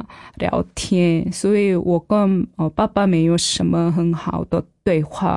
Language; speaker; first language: Chinese; non-native, fluent; Korean